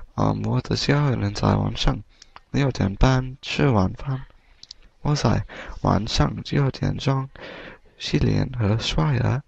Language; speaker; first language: Chinese; non-native, learner; English